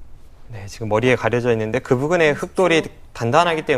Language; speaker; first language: Korean; native; Korean